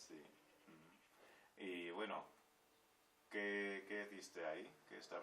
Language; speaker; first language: Spanish; non-native, fluent; English